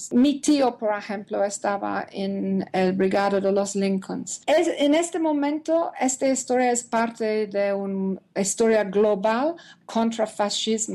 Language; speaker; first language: Spanish; non-native, learner; English